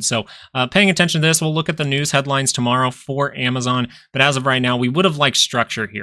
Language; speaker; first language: English; native; English